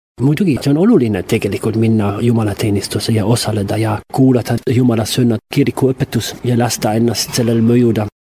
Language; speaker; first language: Estonian; non-native, fluent; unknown